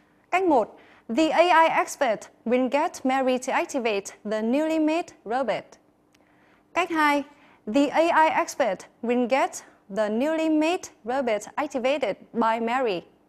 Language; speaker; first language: English; non-native, fluent; Vietnamese